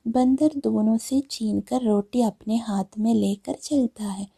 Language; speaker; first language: Hindi; non-native, local second language; Malayalam